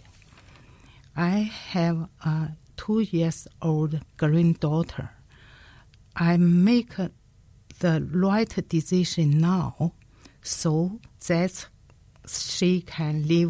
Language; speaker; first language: English; non-native, learner; Chinese